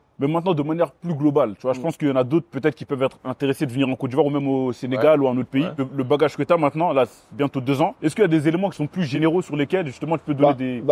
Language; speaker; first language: French; early bilingual, other home language; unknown